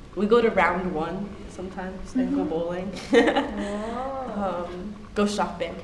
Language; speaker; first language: English; native; English